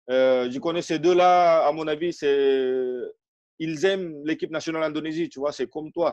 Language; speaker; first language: French; non-native, fluent; Indonesian